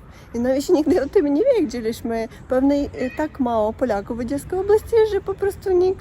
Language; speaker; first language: Polish; non-native, learner; Russian